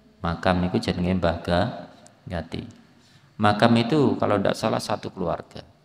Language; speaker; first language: Indonesian; native; Indonesian